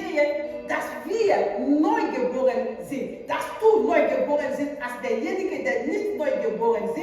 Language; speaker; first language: German; non-native, learner; French